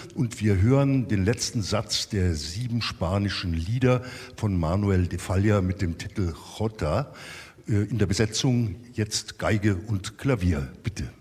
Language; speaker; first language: German; native; German